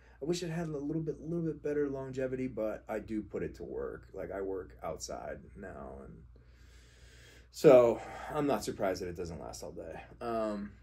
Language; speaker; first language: English; native; English